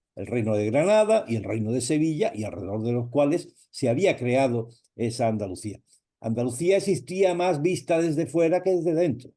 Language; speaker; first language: Spanish; native; Spanish